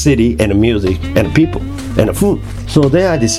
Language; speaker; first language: English; non-native, learner; Japanese